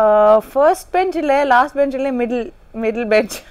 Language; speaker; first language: Tamil; non-native, learner; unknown